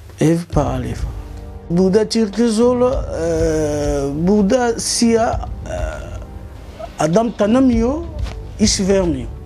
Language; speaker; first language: Turkish; non-native, learner; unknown